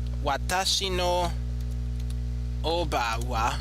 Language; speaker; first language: Japanese; non-native, learner; English